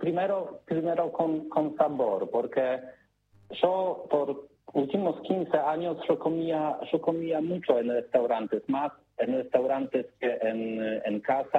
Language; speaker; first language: Spanish; non-native, learner; Polish